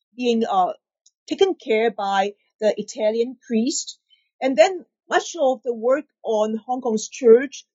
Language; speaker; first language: English; non-native, local second language; Cantonese